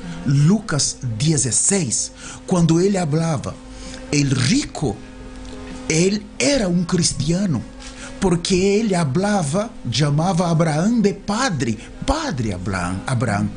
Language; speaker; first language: Spanish; non-native, learner; Portuguese